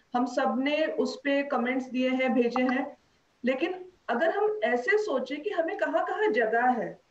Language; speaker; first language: Hindi; non-native, local second language; Marathi